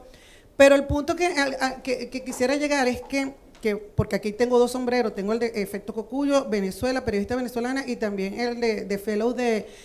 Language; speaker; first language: Spanish; native; Spanish